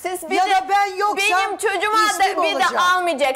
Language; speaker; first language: Turkish; non-native, learner; Russian